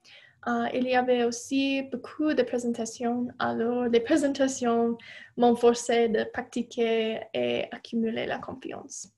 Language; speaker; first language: French; non-native, fluent; English